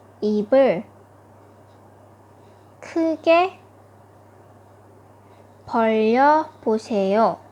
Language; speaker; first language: Korean; non-native, fluent; Thai